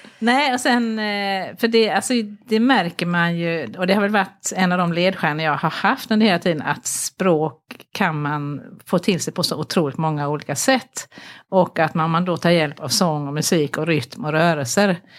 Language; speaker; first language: Swedish; native; Swedish